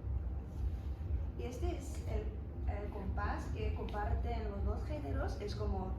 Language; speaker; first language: Spanish; non-native, fluent; Chinese